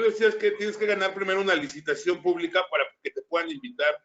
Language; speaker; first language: Spanish; native; Spanish